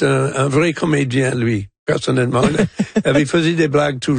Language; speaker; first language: French; non-native, local second language; English